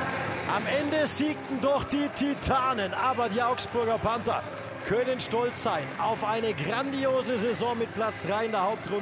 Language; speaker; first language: German; native; German